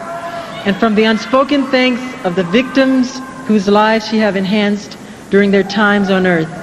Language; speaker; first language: English; native; English